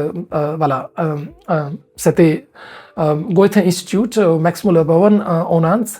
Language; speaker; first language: French; non-native, fluent; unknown